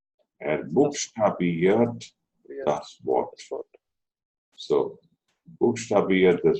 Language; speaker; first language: German; non-native, fluent; Telugu